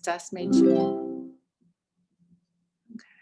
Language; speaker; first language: German; non-native, learner; English